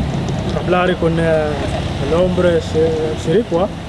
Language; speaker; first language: Spanish; non-native, learner; Swahili